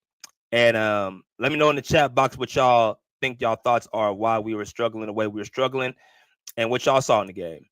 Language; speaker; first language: English; native; English